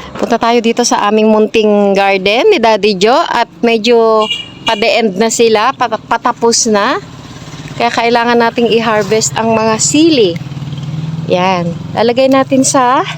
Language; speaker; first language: Filipino; non-native, local second language; Bikol